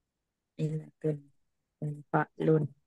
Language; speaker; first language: Arabic; non-native, learner; Indonesian